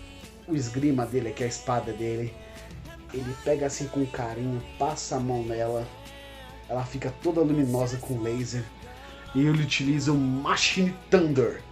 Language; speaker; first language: Portuguese; native; Portuguese